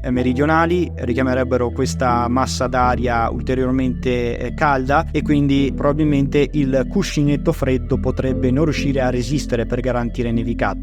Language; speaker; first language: Italian; native; Italian